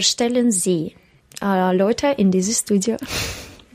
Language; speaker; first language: German; non-native, learner; Russian